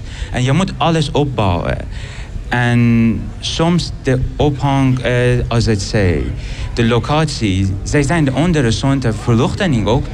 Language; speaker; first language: Dutch; non-native, learner; Persian